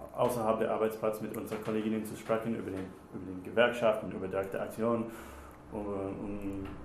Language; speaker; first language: German; non-native, fluent; English